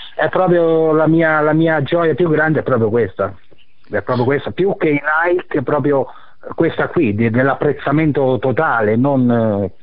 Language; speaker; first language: Italian; native; Italian